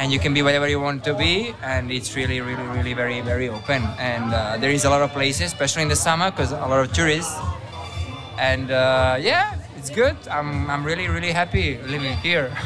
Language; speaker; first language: English; non-native, learner; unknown